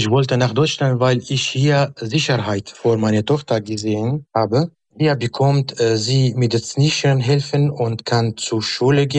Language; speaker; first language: German; non-native, learner; Arabic